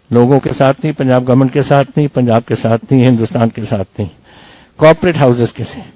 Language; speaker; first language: Hindi; non-native, local second language; Punjabi